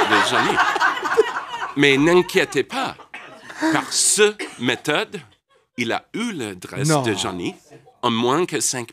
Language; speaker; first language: French; non-native, learner; English